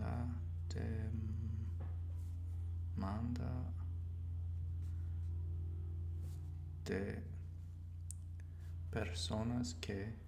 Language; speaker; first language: Spanish; non-native, learner; English